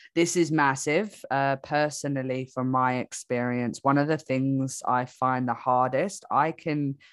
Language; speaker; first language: English; native; English